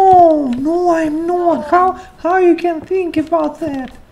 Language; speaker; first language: English; non-native, learner; Russian